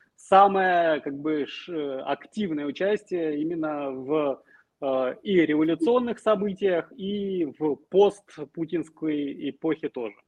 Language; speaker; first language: Russian; native; Russian